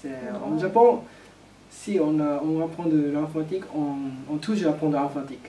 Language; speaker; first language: French; non-native, learner; Japanese